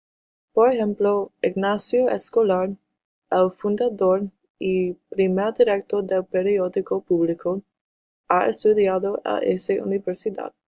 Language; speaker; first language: Spanish; non-native, learner; English